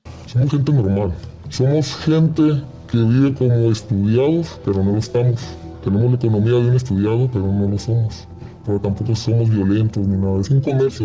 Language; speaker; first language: Spanish; native; Spanish